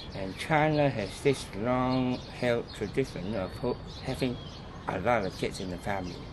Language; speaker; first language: English; non-native, local second language; Cantonese